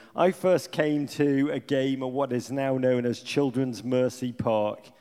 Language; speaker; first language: English; native; English